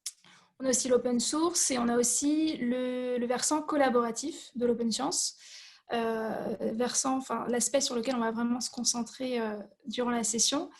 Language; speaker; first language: French; native; French